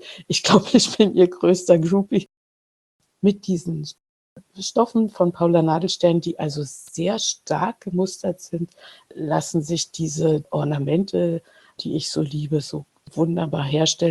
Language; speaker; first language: German; native; German